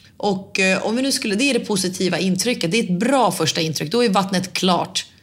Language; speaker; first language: Swedish; early bilingual, other home language; Finnish